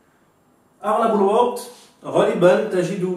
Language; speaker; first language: Arabic; non-native, fluent; French